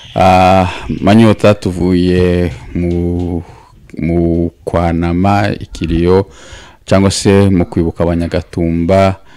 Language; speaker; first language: Kinyarwanda; native; Kinyarwanda